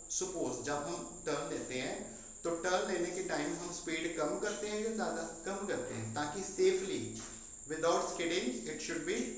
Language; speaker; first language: Hindi; non-native, local second language; Punjabi